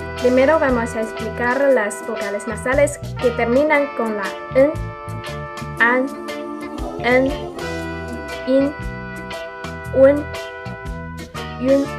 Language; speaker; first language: Spanish; non-native, fluent; Chinese